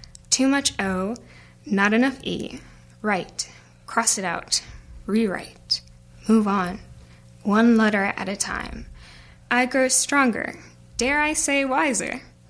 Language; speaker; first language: English; native; English